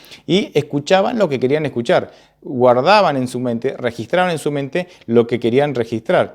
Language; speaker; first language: Spanish; native; Spanish